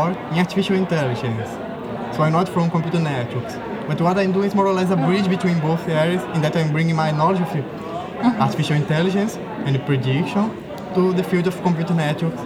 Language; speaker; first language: English; non-native, fluent; Portuguese